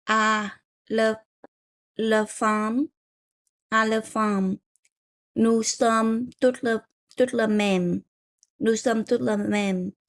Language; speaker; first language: French; non-native, learner; Vietnamese